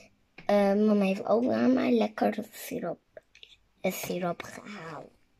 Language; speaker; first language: Dutch; early bilingual, other home language; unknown